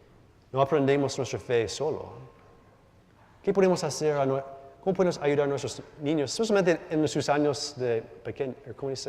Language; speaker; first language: Spanish; non-native, learner; English